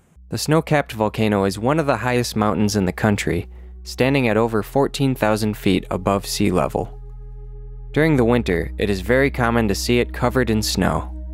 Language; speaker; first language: English; native; English